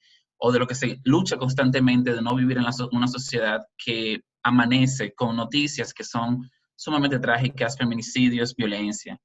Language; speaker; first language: Spanish; native; Spanish